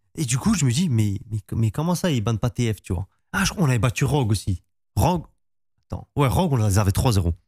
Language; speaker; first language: French; native; French